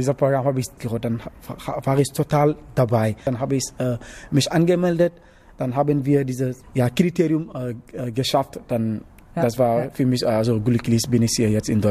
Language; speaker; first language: German; non-native, learner; Wolof